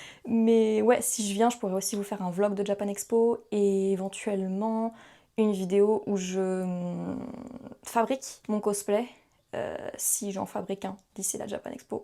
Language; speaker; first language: French; native; French